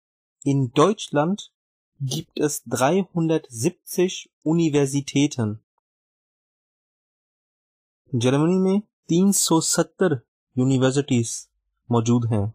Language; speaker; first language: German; non-native, fluent; Urdu